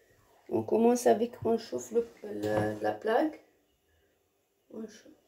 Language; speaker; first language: French; non-native, learner; Arabic